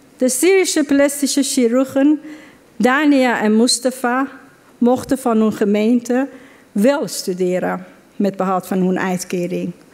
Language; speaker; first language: Dutch; non-native, fluent; Persian